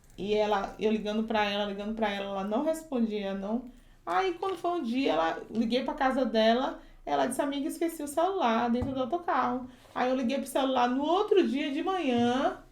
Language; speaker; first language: Portuguese; native; Portuguese